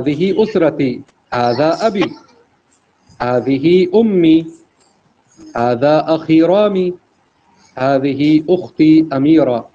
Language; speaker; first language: Arabic; non-native, fluent; Urdu